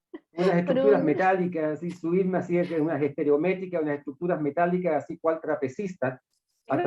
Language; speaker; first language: Spanish; native; Spanish